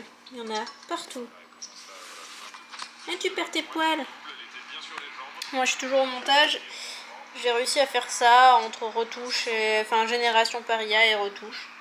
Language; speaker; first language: French; native; French